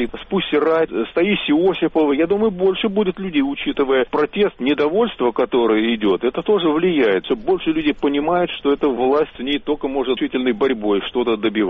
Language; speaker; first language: Russian; native; Russian